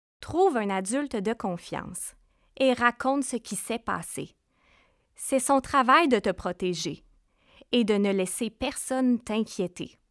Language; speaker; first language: French; native; French